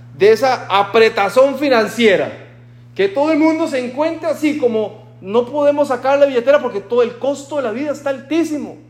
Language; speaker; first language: Spanish; native; Spanish